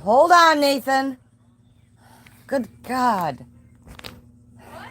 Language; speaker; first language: English; native; English